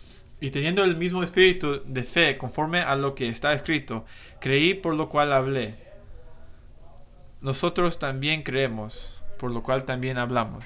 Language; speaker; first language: Spanish; non-native, fluent; English